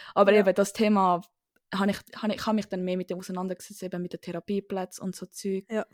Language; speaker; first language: Swiss German; early bilingual, other home language; Sinhala